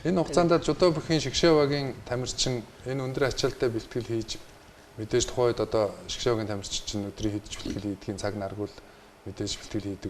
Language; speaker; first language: Mongolian; native; Mongolian